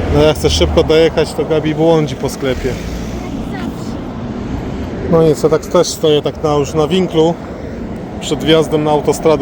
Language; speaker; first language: Polish; native; Polish